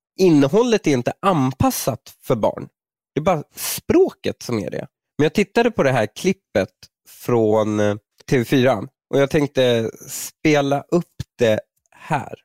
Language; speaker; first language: Swedish; early bilingual, other home language; Persian